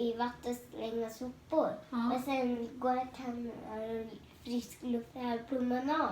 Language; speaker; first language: Swedish; early bilingual, other home language; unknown